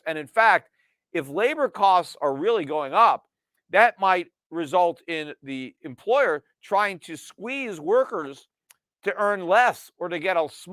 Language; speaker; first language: English; native; English